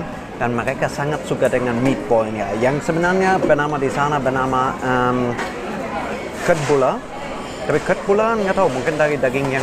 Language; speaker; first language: Indonesian; non-native, fluent; German